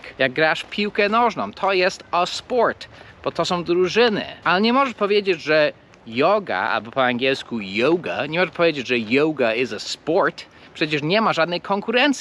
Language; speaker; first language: Polish; non-native, fluent; English